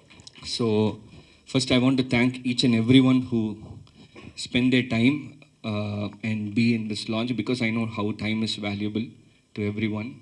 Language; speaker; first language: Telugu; early bilingual, heritage; Telugu